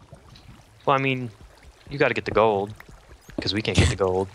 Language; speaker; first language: English; native; English